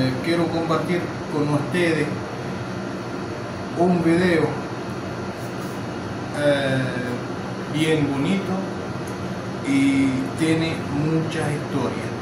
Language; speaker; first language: Spanish; non-native, fluent; Arabic